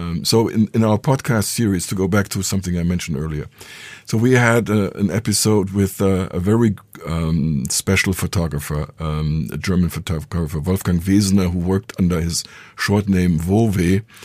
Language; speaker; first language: English; non-native, fluent; German